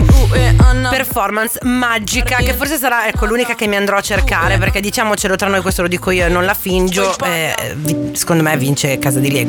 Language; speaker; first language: Italian; native; Italian